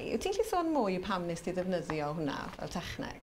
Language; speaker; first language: Welsh; native; Welsh